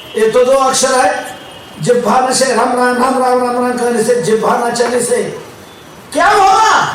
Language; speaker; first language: Hindi; non-native, local second language; Marathi